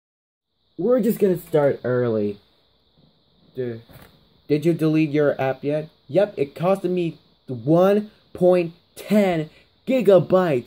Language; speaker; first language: English; native; English